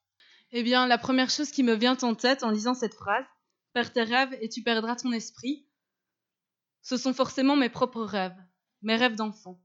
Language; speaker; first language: French; native; French